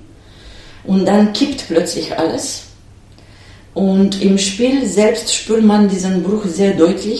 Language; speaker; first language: German; non-native, fluent; Romanian